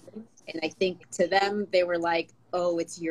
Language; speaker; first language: English; non-native, local second language; Filipino